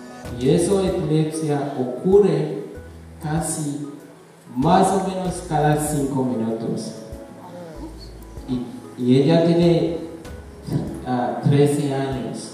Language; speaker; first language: Spanish; non-native, learner; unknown